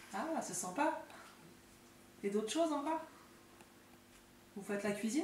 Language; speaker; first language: French; native; French